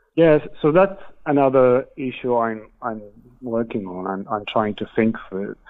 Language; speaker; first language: English; non-native, fluent; Spanish